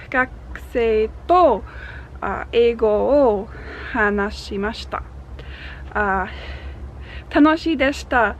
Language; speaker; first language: Japanese; non-native, learner; English